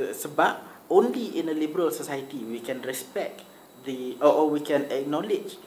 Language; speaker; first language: English; non-native, local second language; Malay